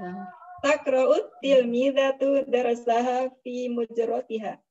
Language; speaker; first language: Arabic; non-native, learner; Indonesian